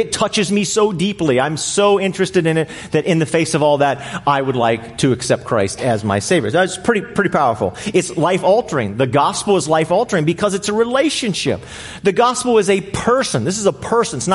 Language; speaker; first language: English; native; English